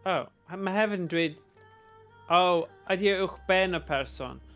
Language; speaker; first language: Welsh; native; Welsh